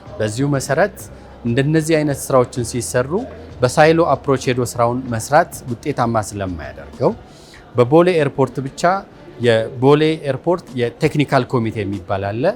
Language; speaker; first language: Amharic; native; Amharic